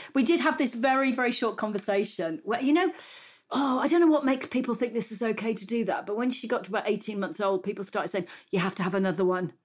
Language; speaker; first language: English; native; English